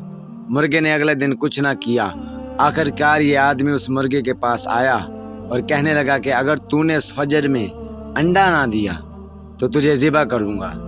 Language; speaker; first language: Urdu; native; Urdu